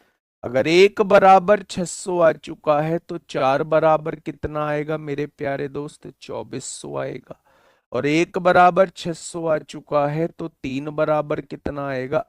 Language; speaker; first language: Hindi; native; Hindi